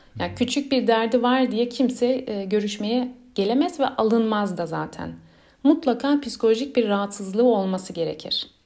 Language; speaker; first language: Turkish; early bilingual, heritage; Turkish